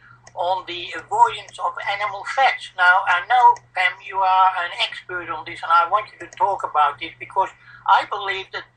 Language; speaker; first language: English; non-native, fluent; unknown